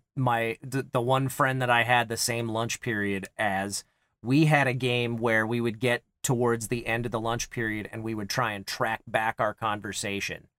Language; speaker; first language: English; native; English